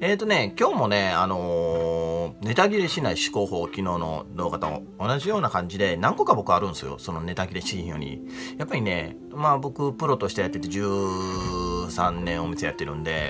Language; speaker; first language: Japanese; native; Japanese